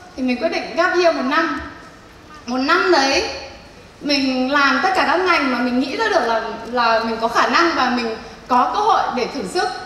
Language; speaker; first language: Vietnamese; native; Vietnamese